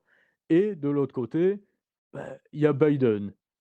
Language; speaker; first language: French; native; French